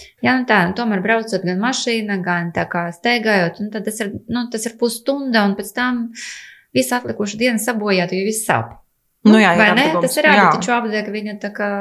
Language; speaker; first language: Latvian; non-native, local second language; Russian